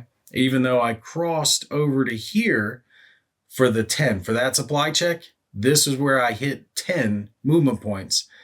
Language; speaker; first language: English; native; English